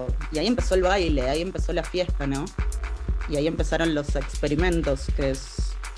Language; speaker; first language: Spanish; native; Spanish